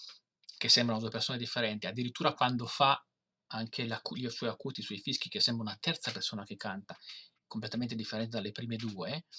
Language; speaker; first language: Italian; native; Italian